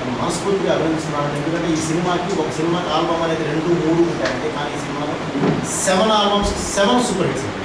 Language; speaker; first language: Telugu; native; Telugu